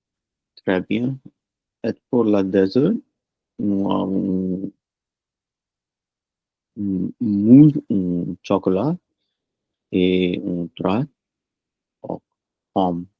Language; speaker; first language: French; non-native, learner; Punjabi